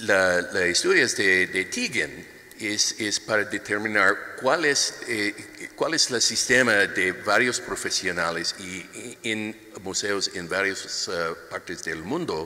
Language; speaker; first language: Spanish; non-native, learner; English